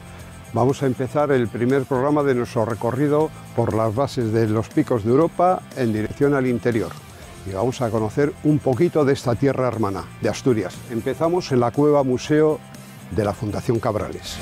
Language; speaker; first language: Spanish; native; Spanish